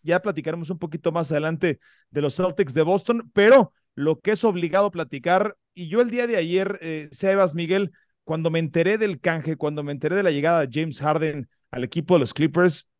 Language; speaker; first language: Spanish; native; Spanish